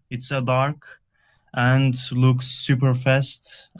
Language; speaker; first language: English; non-native, learner; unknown